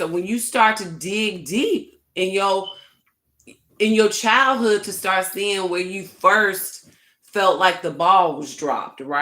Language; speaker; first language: English; native; English